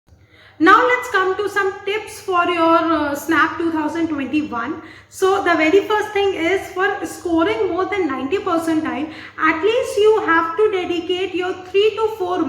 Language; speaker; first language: English; non-native, local second language; Hindi